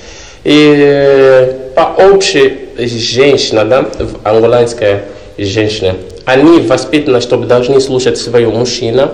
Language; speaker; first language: Russian; non-native, learner; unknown